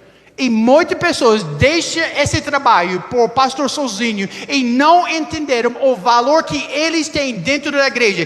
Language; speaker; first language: Portuguese; non-native, learner; English